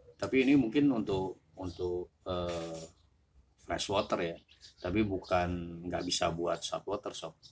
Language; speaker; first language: Indonesian; native; Indonesian